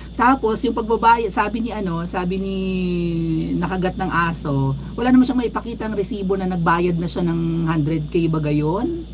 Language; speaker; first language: Filipino; native; Filipino